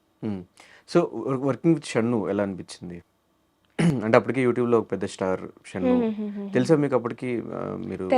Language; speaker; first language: Telugu; native; Telugu